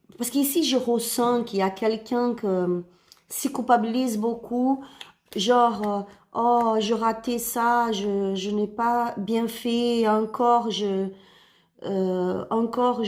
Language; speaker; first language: French; non-native, learner; Spanish